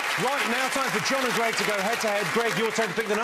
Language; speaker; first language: English; native; English